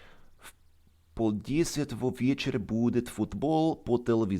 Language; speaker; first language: Russian; non-native, fluent; English